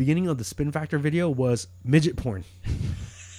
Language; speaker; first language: English; native; English